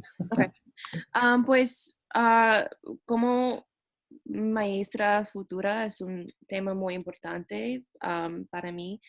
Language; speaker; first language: Spanish; non-native, fluent; English